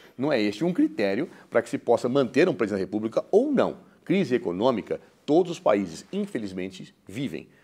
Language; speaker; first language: Portuguese; native; Portuguese